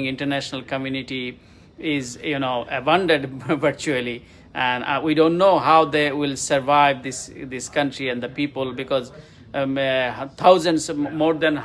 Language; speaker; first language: English; non-native, fluent; Bangla